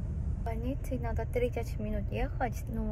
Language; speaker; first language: Russian; non-native, fluent; Korean